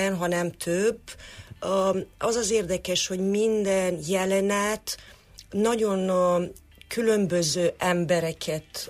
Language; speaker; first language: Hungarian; non-native, local second language; Romanian